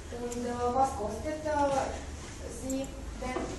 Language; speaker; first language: German; non-native, learner; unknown